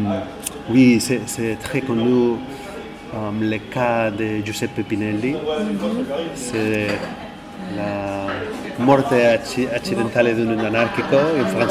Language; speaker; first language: French; non-native, fluent; Catalan